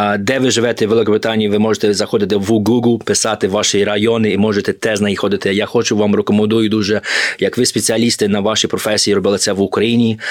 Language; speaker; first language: Ukrainian; early bilingual, heritage; Ukrainian